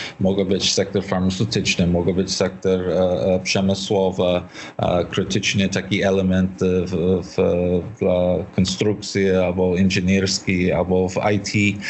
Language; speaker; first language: Polish; non-native, learner; English